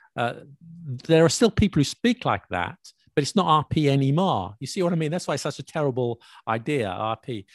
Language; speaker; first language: English; native; English